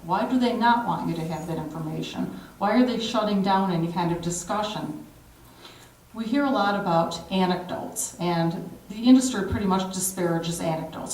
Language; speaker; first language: English; native; English